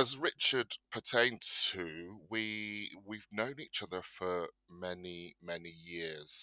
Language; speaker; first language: English; native; English